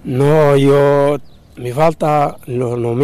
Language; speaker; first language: Spanish; non-native, learner; Arabic